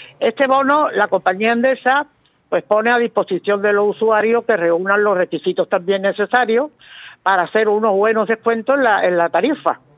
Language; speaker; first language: Spanish; native; Spanish